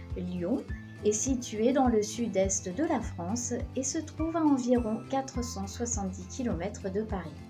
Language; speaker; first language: French; early bilingual, heritage; French